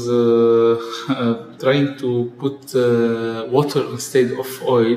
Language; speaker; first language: English; non-native, fluent; Arabic